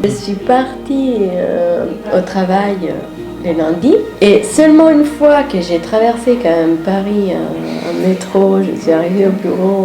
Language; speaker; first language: French; non-native, fluent; Italian